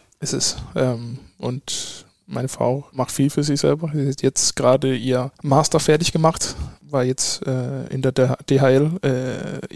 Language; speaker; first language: German; non-native, fluent; Danish